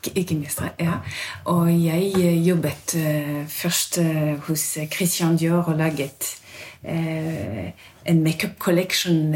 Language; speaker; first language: Norwegian; non-native, fluent; French